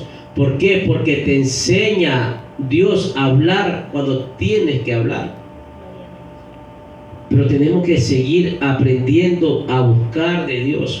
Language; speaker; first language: Spanish; native; Spanish